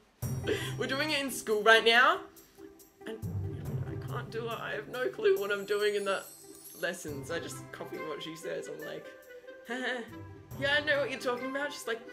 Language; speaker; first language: English; native; English